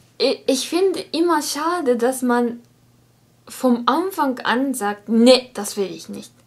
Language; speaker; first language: German; non-native, learner; Japanese